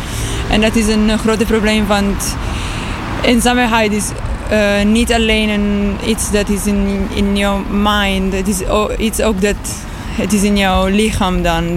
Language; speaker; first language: Dutch; non-native, learner; Italian